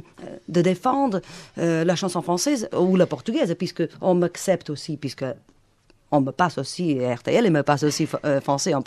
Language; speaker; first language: French; non-native, fluent; Portuguese